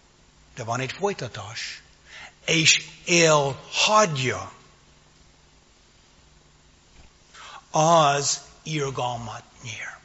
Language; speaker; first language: Hungarian; non-native, fluent; English